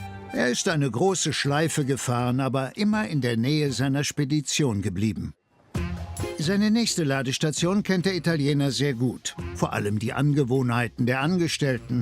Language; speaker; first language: German; native; German